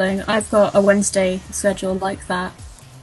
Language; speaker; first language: English; native; English